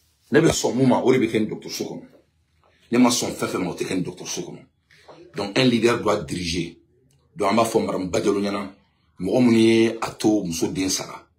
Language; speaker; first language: French; non-native, local second language; Bambara